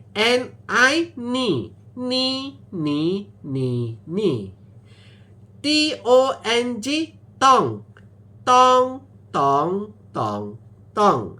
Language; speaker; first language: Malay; non-native, local second language; Min Nan Chinese